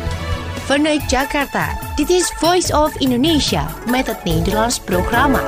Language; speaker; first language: Dutch; non-native, fluent; Indonesian